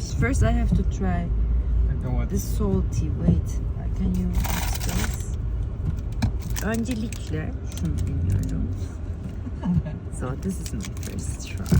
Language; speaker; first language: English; non-native, fluent; Turkish